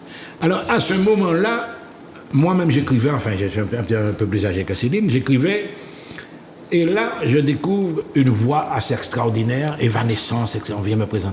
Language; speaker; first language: French; native; French